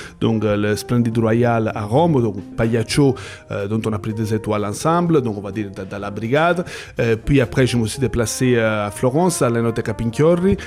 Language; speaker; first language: French; non-native, fluent; Italian